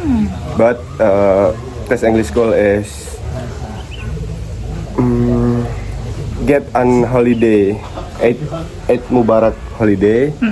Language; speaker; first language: English; non-native, learner; Indonesian